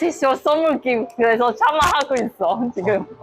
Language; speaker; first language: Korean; non-native, learner; Chinese